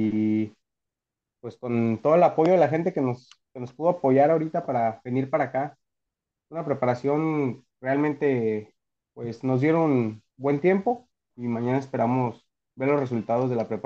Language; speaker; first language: Spanish; native; Spanish